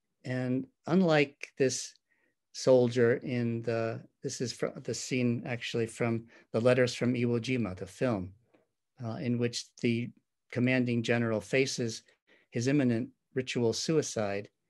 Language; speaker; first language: English; native; English